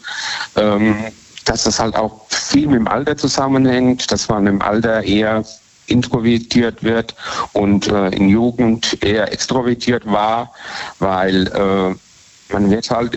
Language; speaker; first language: German; native; German